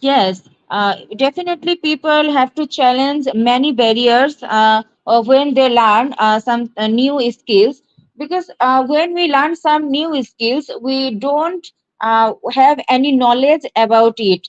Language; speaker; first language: English; non-native, learner; Bangla